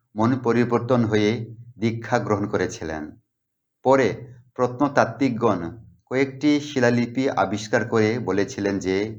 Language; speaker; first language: Bangla; non-native, local second language; Garo